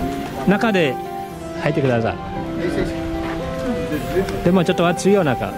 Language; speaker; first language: Japanese; non-native, learner; Indonesian